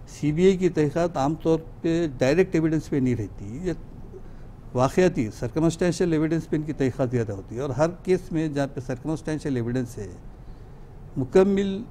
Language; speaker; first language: Hindi; non-native, local second language; Urdu